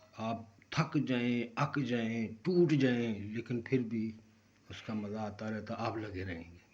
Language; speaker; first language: Urdu; non-native, local second language; Punjabi